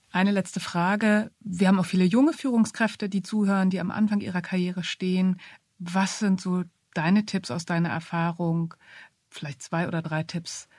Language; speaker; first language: German; native; German